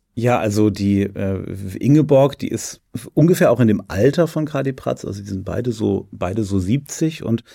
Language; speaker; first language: German; native; German